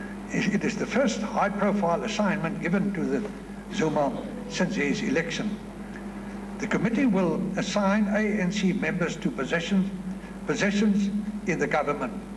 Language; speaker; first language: English; non-native, local second language; Afrikaans